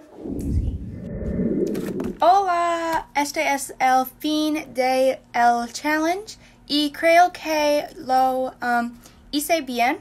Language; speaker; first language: Spanish; non-native, learner; English